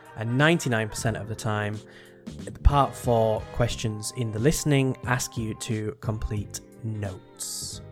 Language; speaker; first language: English; native; English